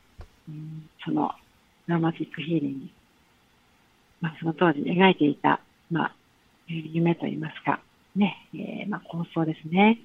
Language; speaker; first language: Japanese; native; Japanese